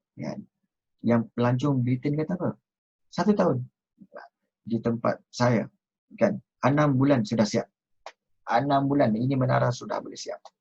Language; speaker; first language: Malay; native; Malay